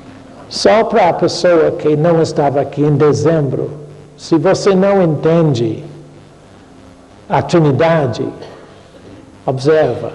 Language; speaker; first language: Portuguese; non-native, fluent; English